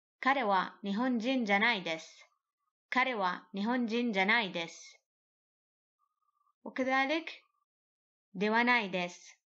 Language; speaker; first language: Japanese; non-native, learner; Arabic